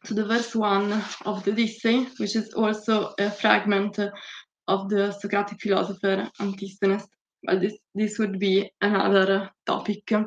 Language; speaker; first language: English; non-native, fluent; Italian